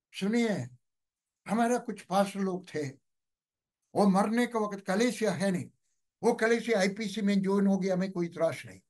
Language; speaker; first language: Hindi; non-native, local second language; Malayalam